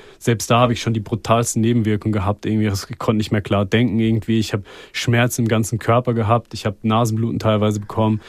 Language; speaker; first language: German; native; German